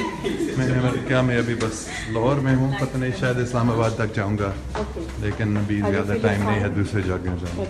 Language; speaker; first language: Hindi; non-native, local second language; English